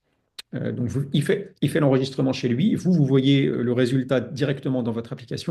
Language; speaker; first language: French; native; French